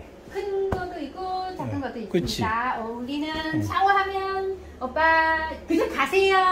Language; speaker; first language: Korean; non-native, learner; Vietnamese